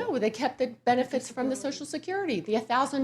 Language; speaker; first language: English; native; English